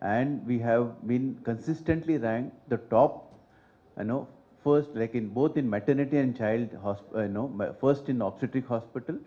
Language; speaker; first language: English; non-native, local second language; Telugu